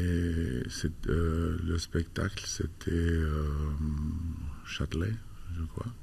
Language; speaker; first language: French; non-native, fluent; Albanian